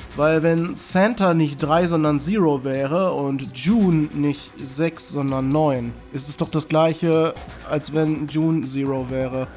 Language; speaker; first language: German; native; German